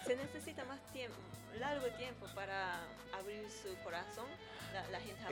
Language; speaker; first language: Spanish; non-native, learner; Japanese